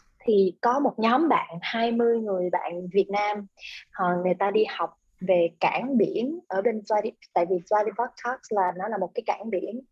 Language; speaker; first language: Vietnamese; native; Vietnamese